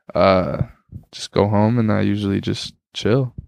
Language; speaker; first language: English; native; English